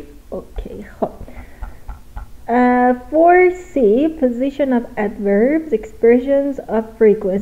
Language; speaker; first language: English; non-native, fluent; Persian